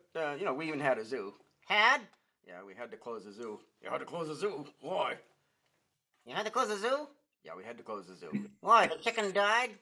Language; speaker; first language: English; native; English